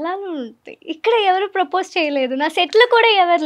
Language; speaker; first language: Telugu; non-native, learner; Malayalam